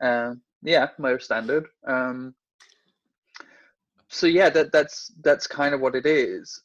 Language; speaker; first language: English; non-native, fluent; Danish